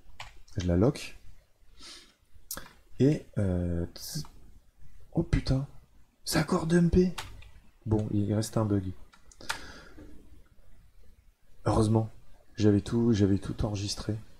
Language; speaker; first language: French; native; French